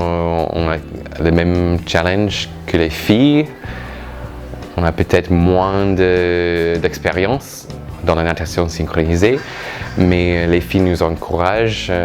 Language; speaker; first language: French; non-native, fluent; English